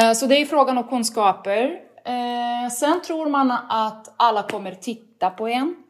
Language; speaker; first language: Swedish; non-native, fluent; Russian